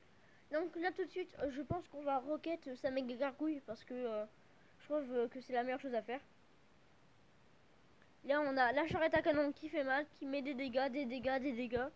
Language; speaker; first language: French; native; French